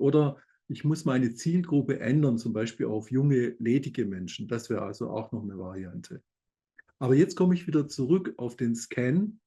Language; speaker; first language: German; native; German